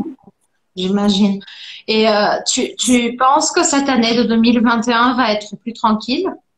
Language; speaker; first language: French; non-native, fluent; Portuguese